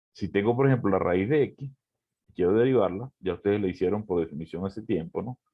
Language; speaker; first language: Spanish; native; Spanish